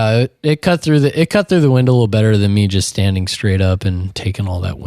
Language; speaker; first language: English; native; English